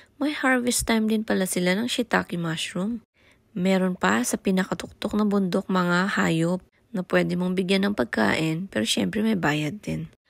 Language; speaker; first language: Filipino; non-native, local second language; Iloko